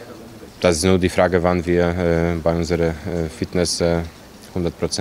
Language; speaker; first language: German; non-native, fluent; Polish